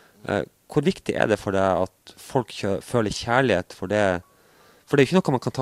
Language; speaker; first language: Norwegian; native; Norwegian